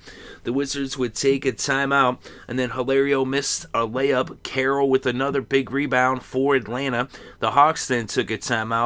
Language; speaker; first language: English; native; English